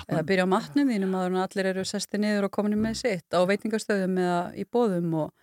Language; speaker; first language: Icelandic; native; Icelandic